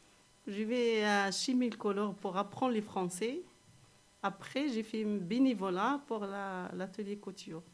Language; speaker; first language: French; non-native, learner; Arabic